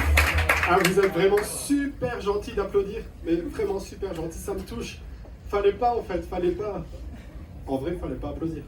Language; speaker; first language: French; native; French